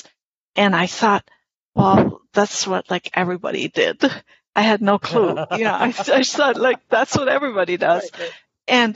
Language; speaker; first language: English; non-native, fluent; German